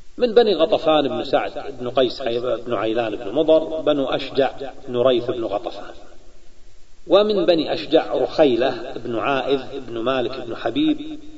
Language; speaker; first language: Arabic; native; Arabic